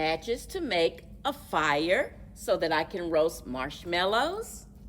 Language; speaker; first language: English; native; English